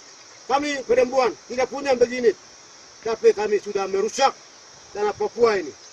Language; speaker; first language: Indonesian; non-native, local second language; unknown